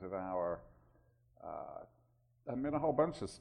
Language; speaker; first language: English; native; English